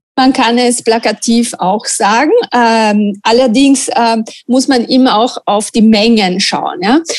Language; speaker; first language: German; non-native, fluent; Italian